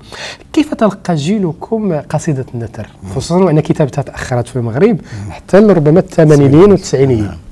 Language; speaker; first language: Arabic; native; Arabic